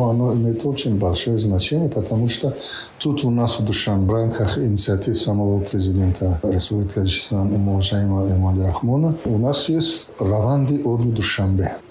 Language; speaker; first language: Russian; non-native, local second language; Tajik